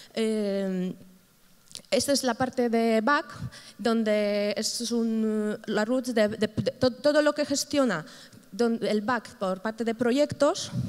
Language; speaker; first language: Spanish; non-native, fluent; Polish